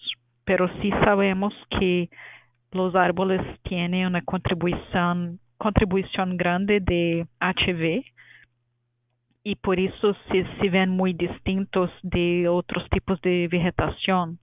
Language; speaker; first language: Spanish; non-native, fluent; Portuguese